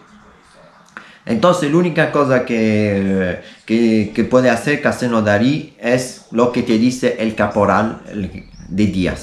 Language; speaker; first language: Spanish; non-native, learner; Italian